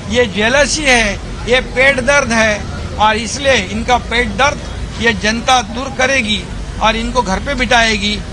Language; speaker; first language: Hindi; non-native, local second language; Marathi